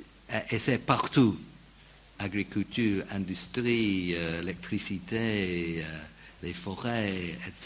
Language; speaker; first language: French; non-native, fluent; English